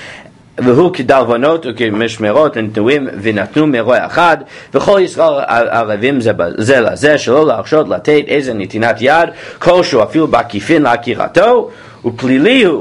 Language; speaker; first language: Hebrew; non-native, fluent; English